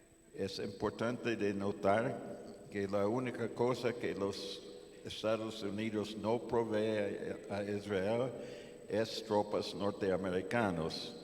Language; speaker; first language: Spanish; non-native, fluent; English